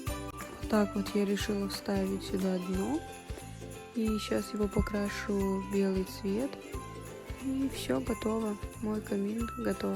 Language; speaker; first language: Russian; native; Russian